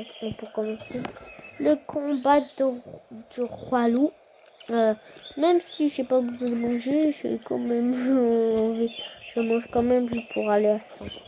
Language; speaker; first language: French; non-native, fluent; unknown